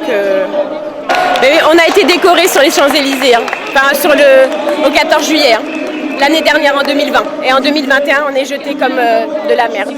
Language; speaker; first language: French; native; French